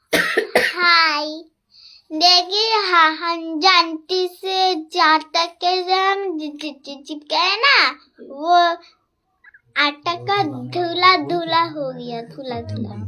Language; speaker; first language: Hindi; non-native, local second language; Bangla